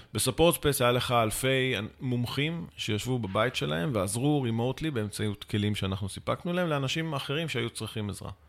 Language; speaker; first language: Hebrew; native; Hebrew